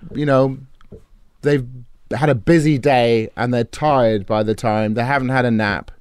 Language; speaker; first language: English; native; English